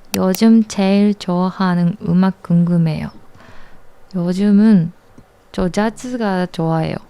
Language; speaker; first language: Korean; non-native, learner; Japanese